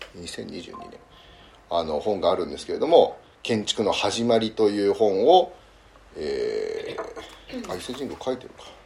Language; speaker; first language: Japanese; early bilingual, heritage; Japanese